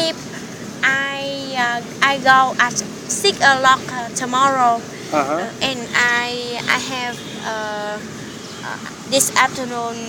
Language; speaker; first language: English; non-native, learner; Vietnamese